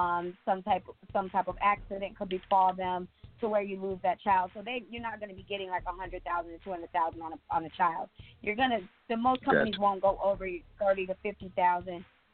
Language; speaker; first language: English; native; English